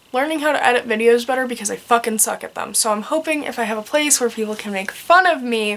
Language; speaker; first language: English; native; English